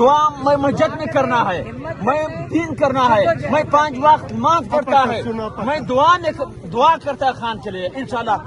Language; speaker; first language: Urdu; non-native, local second language; Pashto